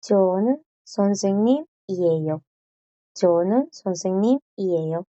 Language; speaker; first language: Korean; non-native, fluent; Spanish